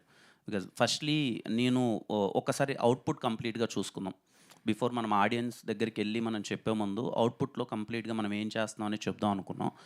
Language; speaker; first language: Telugu; native; Telugu